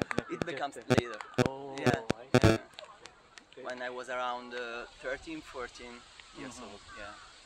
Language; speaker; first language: English; non-native, learner; Italian